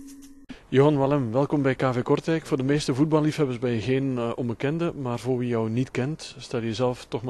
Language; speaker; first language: Dutch; native; Dutch